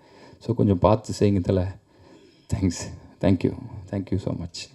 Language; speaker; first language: Tamil; native; Tamil